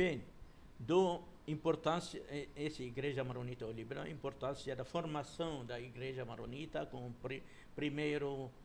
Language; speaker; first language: Portuguese; non-native, fluent; Arabic